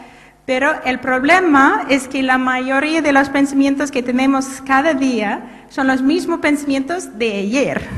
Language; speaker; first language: Spanish; non-native, fluent; English